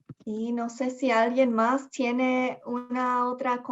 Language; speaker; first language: Spanish; early bilingual, heritage; Spanish